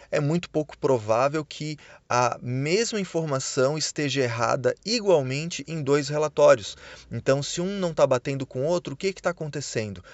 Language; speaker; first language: Portuguese; native; Portuguese